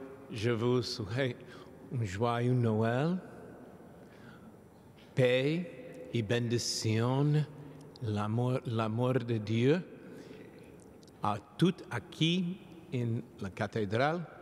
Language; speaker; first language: French; non-native, learner; English